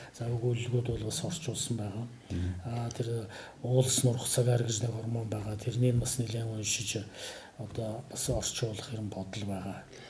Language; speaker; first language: Mongolian; non-native, local second language; Kazakh